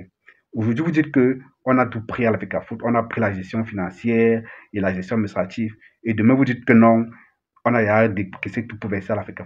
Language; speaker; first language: French; native; French